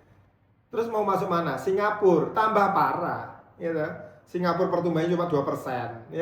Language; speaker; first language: Indonesian; native; Indonesian